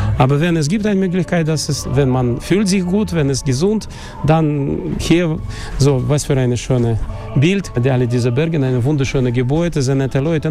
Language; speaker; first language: German; non-native, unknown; Russian